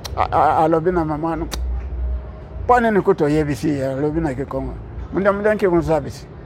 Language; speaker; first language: Lingala; non-native, local second language; Kongo